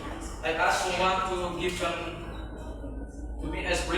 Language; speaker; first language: English; non-native, learner; Indonesian